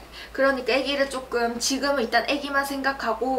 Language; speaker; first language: Korean; native; Korean